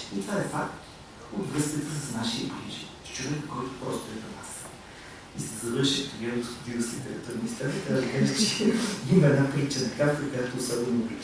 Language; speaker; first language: Bulgarian; native; Bulgarian